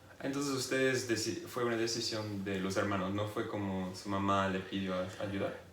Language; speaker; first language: Spanish; non-native, fluent; English